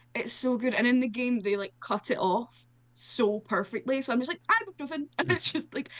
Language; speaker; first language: English; native; English